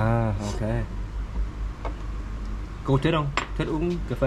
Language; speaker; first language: Vietnamese; early bilingual, heritage; Vietnamese